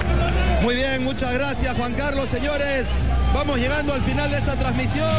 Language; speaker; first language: Spanish; native; Spanish